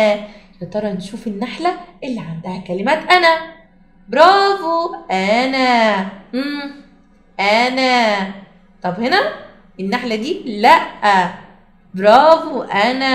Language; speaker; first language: Arabic; native; Arabic